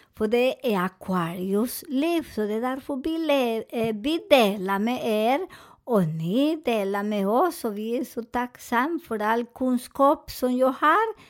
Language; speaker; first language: Swedish; non-native, fluent; Spanish